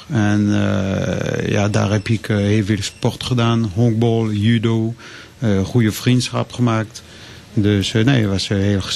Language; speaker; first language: Dutch; non-native, fluent; French